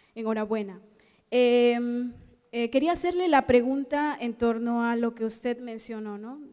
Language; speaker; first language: Spanish; native; Spanish